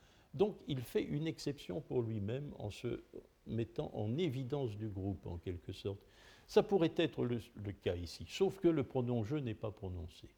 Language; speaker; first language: French; native; French